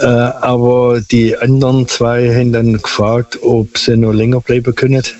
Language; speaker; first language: German; non-native, local second language; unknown